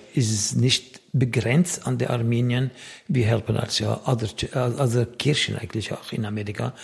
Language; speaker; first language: German; non-native, fluent; Arabic